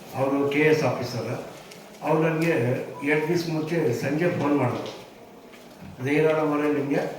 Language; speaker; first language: Kannada; non-native, local second language; Urdu